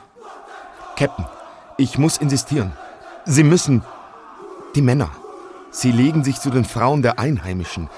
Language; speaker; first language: German; native; German